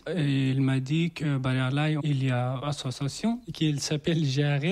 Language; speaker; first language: French; non-native, learner; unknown